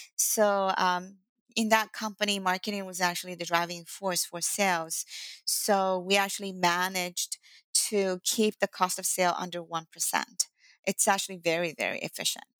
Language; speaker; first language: English; non-native, fluent; Chinese